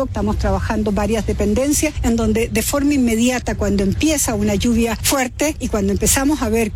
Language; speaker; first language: Spanish; native; Spanish